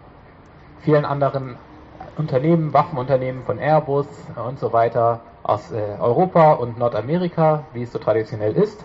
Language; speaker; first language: German; native; German